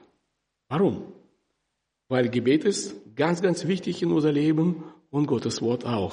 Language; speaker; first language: German; non-native, fluent; Russian